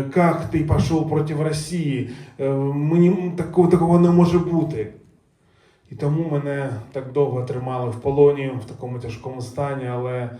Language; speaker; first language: Ukrainian; native; Ukrainian